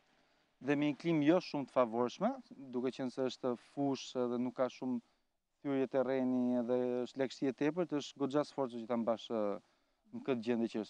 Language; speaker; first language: Albanian; native; Albanian